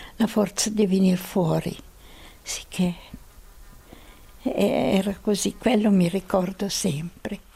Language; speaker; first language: Italian; non-native, local second language; Swiss German